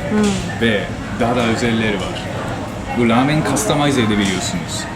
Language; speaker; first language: Turkish; non-native, fluent; Japanese